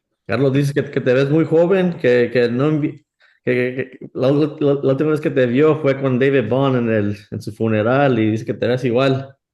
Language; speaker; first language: Spanish; early bilingual, heritage; Spanish